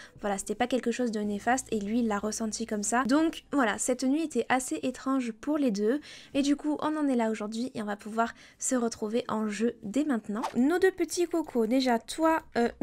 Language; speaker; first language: French; native; French